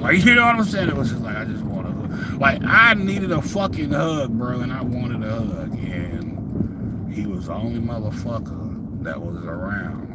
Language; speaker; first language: English; native; English